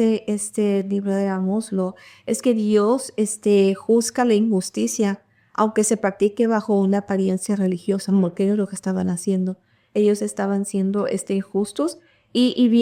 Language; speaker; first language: Spanish; early bilingual, heritage; Spanish